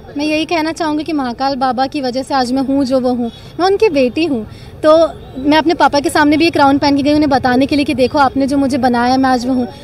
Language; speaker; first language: Hindi; native; Hindi